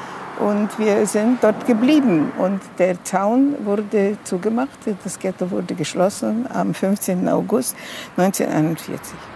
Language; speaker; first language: German; non-native, fluent; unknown